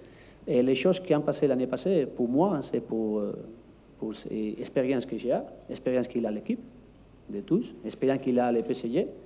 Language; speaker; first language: French; non-native, learner; Spanish